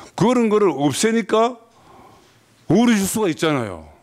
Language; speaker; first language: Korean; native; Korean